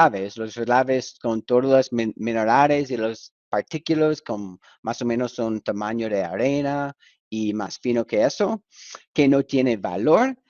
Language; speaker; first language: Spanish; non-native, fluent; English